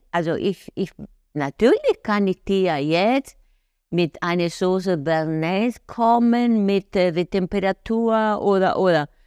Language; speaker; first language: German; non-native, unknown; Spanish